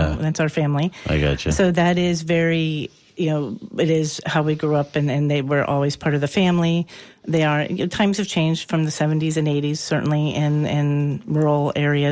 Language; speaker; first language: English; native; English